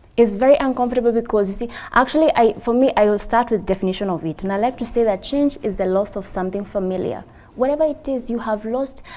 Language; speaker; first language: English; non-native, local second language; Kikuyu